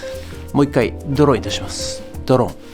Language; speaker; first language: Japanese; native; Japanese